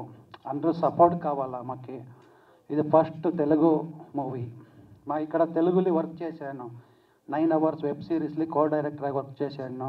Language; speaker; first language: Telugu; non-native, learner; Kannada